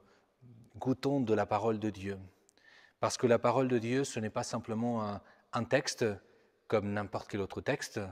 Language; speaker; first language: French; non-native, fluent; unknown